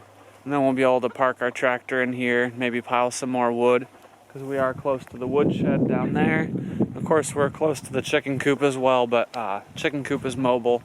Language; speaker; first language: English; native; English